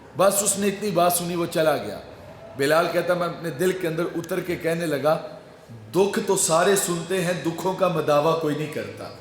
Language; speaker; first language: Urdu; non-native, local second language; Punjabi